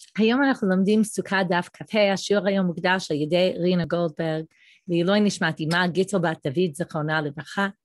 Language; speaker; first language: Hebrew; non-native, fluent; English